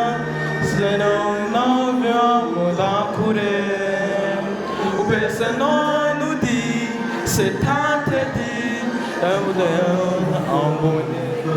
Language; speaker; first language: French; non-native, learner; Kinyarwanda